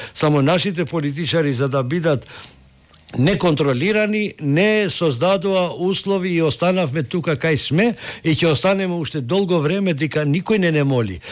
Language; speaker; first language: Macedonian; non-native, local second language; Albanian